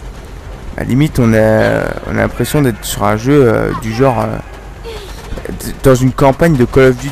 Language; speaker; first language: French; native; French